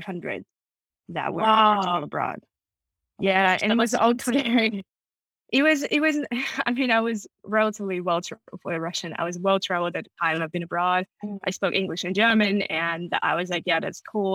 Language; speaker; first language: English; non-native, fluent; Russian